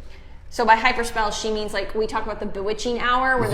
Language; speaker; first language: English; native; English